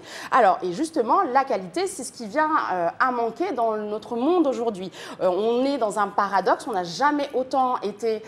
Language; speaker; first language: French; native; French